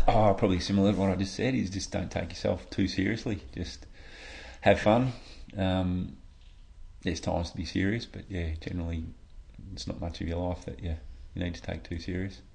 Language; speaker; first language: English; native; English